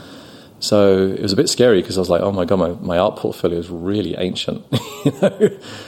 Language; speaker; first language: English; native; English